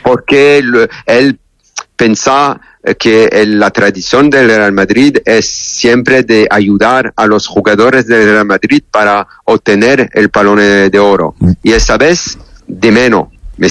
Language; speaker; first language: Spanish; non-native, learner; French